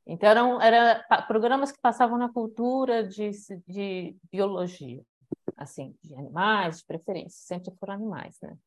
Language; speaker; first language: Portuguese; early bilingual, other home language; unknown